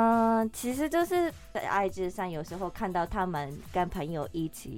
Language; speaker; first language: Chinese; non-native, fluent; Japanese